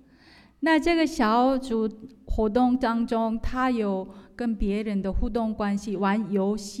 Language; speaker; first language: Chinese; non-native, fluent; Korean